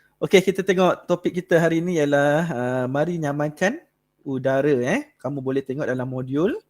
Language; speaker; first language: Malay; native; Malay